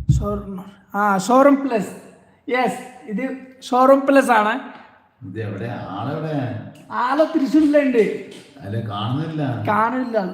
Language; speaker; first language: Malayalam; non-native, learner; Bangla